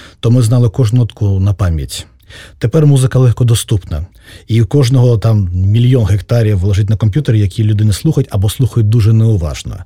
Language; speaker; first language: Ukrainian; native; Ukrainian